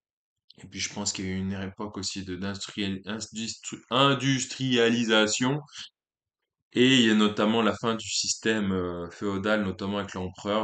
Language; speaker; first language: French; native; French